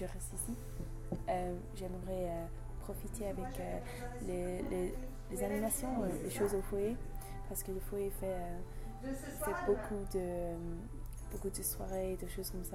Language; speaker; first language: French; non-native, learner; English